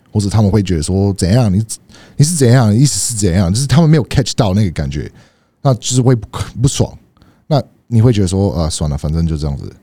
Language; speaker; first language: Chinese; non-native, fluent; English